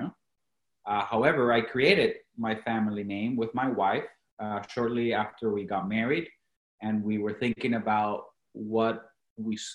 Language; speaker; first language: English; non-native, fluent; Spanish